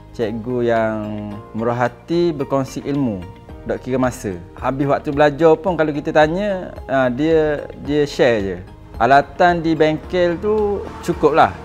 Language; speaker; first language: Malay; native; Malay